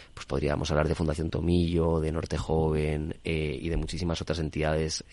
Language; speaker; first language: Spanish; native; Spanish